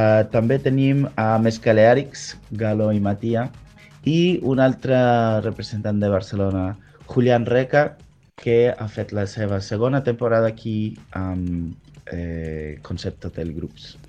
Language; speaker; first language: Catalan; non-native, local second language; Spanish